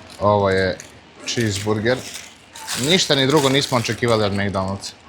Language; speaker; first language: Bosnian; early bilingual, heritage; Bosnian